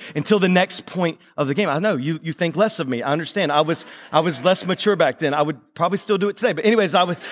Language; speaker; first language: English; native; English